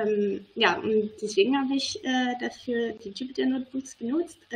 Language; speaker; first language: German; non-native, fluent; French